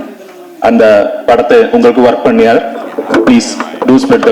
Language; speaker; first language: Tamil; non-native, learner; Malayalam